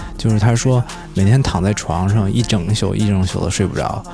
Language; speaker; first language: Chinese; native; Chinese